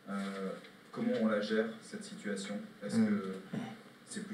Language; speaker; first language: French; native; French